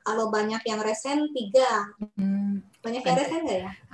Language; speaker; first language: Indonesian; native; Indonesian